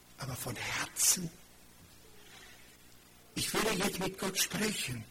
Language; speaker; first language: German; non-native, fluent; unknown